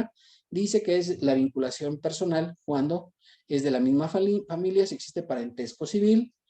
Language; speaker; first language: Spanish; native; Spanish